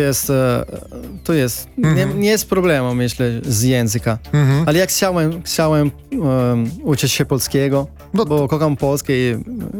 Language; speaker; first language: Polish; non-native, fluent; Italian